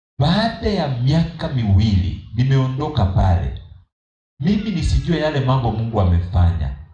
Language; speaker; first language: Swahili; non-native, local second language; Kamba